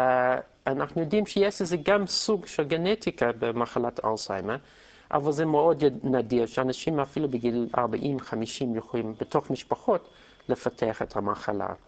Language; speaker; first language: Hebrew; non-native, fluent; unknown